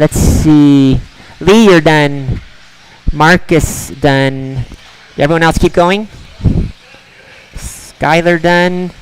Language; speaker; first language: English; native; English